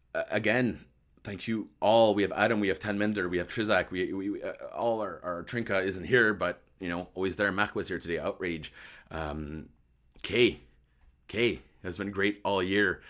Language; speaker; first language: English; early bilingual, other home language; French